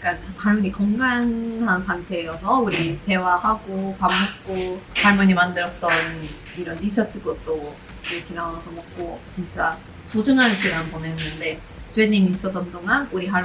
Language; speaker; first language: Korean; non-native, fluent; Swedish